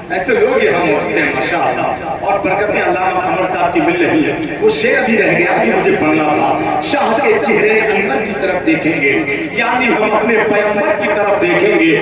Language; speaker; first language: Urdu; native; Urdu